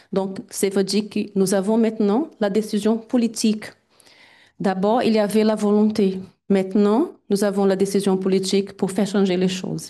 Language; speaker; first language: French; non-native, fluent; Portuguese